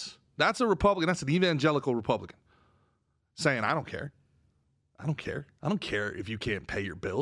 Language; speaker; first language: English; native; English